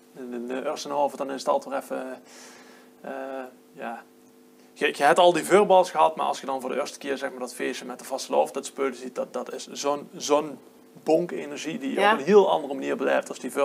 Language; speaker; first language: Dutch; native; Dutch